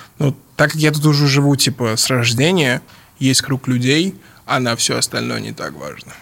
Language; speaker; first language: Russian; early bilingual, other home language; English